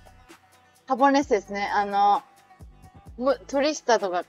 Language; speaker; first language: Spanish; non-native, learner; Japanese